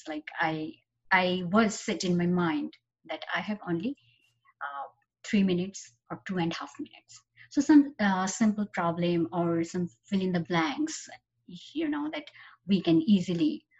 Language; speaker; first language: English; non-native, local second language; Bangla